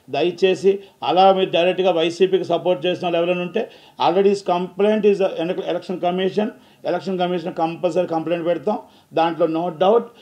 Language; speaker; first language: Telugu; native; Telugu